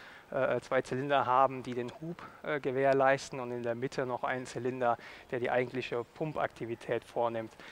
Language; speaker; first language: German; native; German